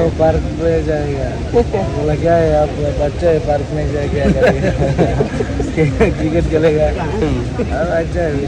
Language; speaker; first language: Hindi; non-native, local second language; Malayalam